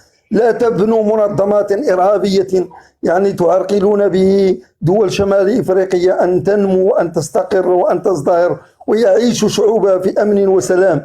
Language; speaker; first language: Arabic; native; Arabic